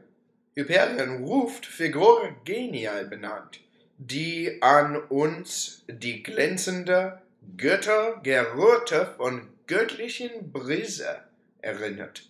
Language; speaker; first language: German; non-native, learner; English